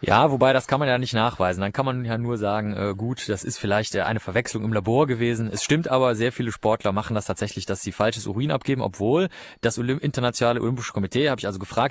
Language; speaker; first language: German; native; German